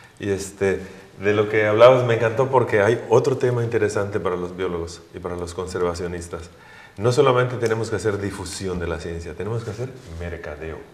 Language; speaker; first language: Spanish; native; Spanish